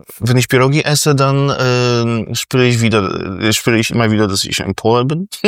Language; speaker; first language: German; non-native, fluent; Polish